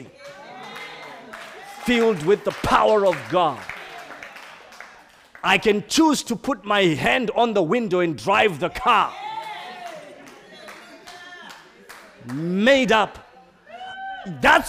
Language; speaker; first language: English; non-native, local second language; Shona